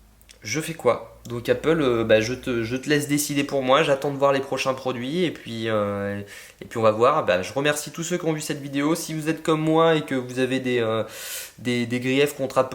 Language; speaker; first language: French; native; French